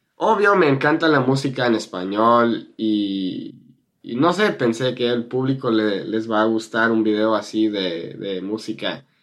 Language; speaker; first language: Spanish; non-native, fluent; English